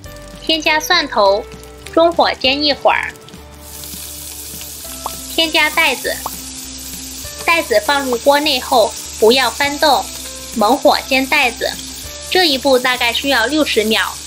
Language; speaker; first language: Chinese; native; Chinese